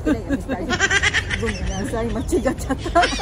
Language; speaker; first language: Japanese; non-native, fluent; Filipino